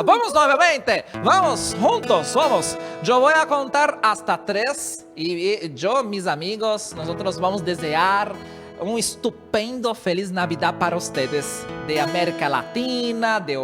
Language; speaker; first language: Spanish; non-native, learner; Portuguese